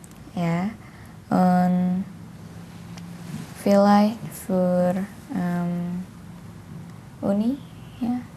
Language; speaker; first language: German; non-native, learner; Indonesian